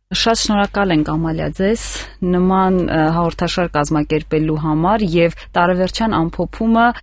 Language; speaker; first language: Armenian; native; Armenian